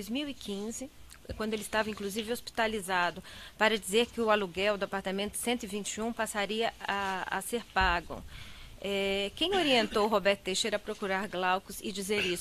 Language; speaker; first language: Portuguese; native; Portuguese